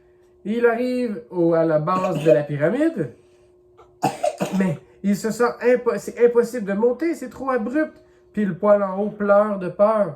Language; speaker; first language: French; native; French